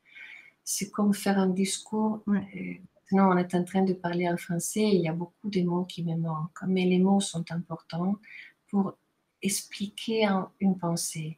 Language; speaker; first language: French; non-native, fluent; Italian